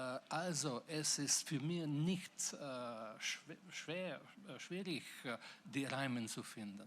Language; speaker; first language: German; non-native, fluent; Slovenian